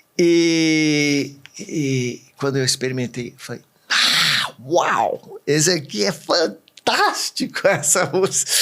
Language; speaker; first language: Portuguese; early bilingual, other home language; English